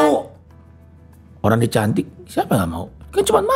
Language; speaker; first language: Indonesian; native; Indonesian